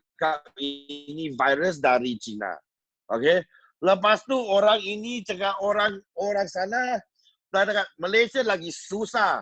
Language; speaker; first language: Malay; non-native, local second language; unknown